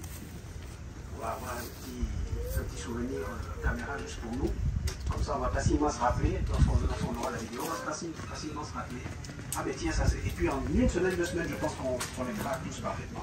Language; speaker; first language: French; native; French